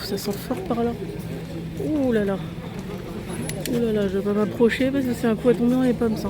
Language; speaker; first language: French; native; French